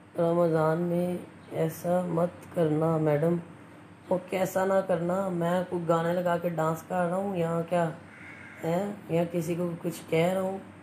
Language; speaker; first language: Urdu; non-native, local second language; Punjabi